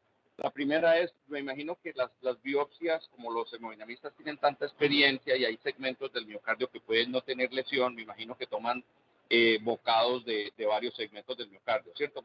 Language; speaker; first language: Spanish; native; Spanish